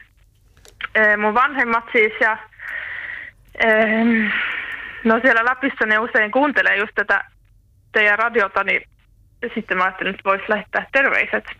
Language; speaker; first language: Finnish; native; Finnish